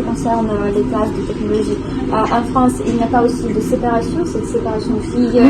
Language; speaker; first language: French; non-native, fluent; Russian